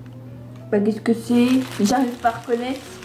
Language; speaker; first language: French; native; French